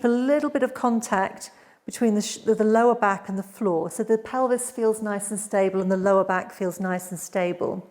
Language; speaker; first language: English; native; English